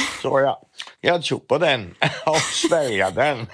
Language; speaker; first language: Swedish; non-native, learner; Dutch